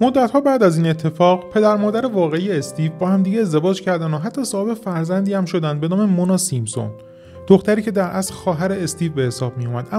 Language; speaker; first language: Persian; native; Persian